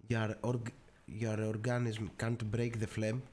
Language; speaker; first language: English; non-native, learner; Greek